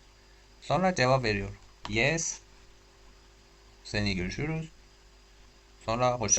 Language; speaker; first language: Turkish; non-native, learner; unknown